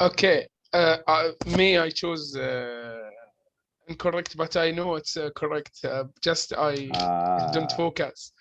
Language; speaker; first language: English; non-native, learner; Arabic